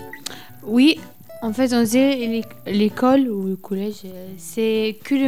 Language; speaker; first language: French; non-native, learner; Arabic